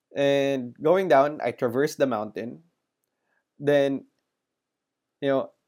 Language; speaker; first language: English; non-native, local second language; Filipino